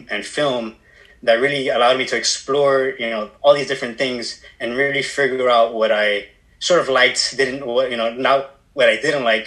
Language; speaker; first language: English; native; English